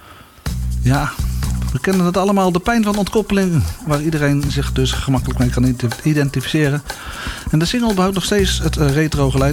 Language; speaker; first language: Dutch; native; Dutch